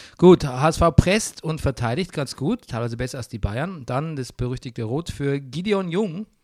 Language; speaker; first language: German; native; German